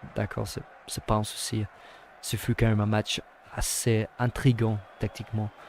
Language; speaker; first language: French; non-native, fluent; English